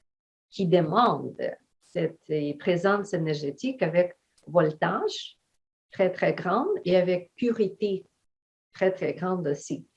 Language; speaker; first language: French; non-native, fluent; Ukrainian